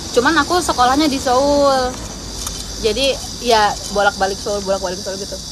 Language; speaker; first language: Indonesian; native; Indonesian